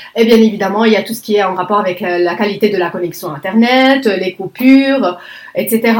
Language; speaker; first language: French; non-native, local second language; Arabic